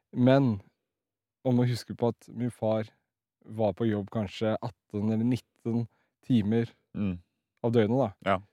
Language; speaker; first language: Norwegian; early bilingual, other home language; Riffian